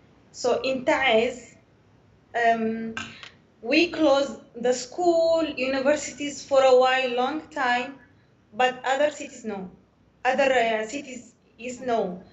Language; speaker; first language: English; non-native, learner; Arabic